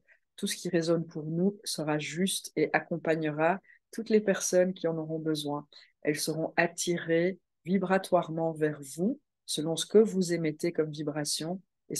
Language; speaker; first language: French; native; French